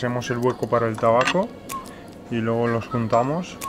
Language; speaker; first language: Spanish; native; Spanish